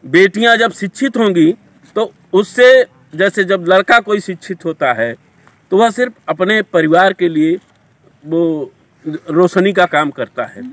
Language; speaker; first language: Hindi; native; Hindi